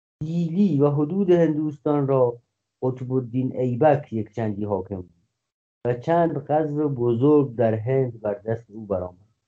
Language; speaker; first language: Persian; non-native, local second language; Kurdish